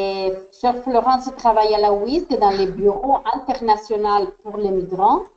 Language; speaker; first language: French; non-native, fluent; Spanish